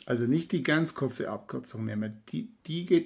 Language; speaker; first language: German; native; German